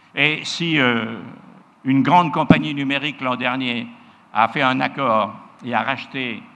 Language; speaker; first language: French; native; French